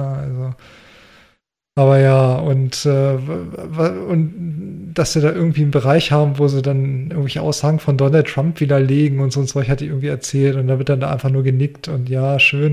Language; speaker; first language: German; native; German